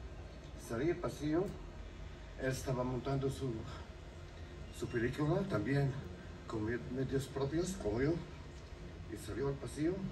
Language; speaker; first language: Spanish; non-native, fluent; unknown